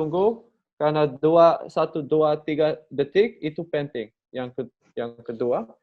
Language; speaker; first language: Indonesian; non-native, learner; Dutch